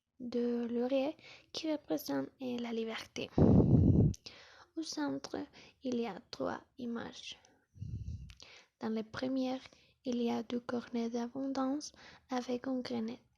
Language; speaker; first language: French; non-native, learner; Spanish